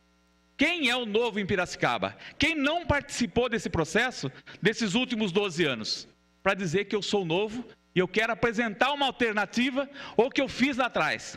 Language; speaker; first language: Portuguese; native; Portuguese